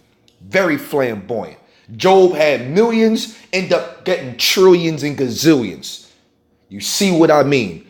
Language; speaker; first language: English; native; English